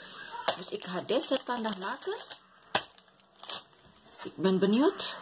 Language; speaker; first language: Dutch; non-native, learner; Indonesian